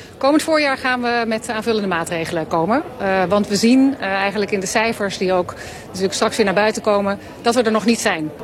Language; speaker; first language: Dutch; native; Dutch